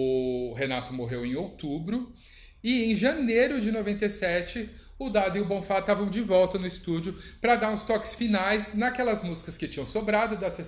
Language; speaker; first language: Portuguese; native; Portuguese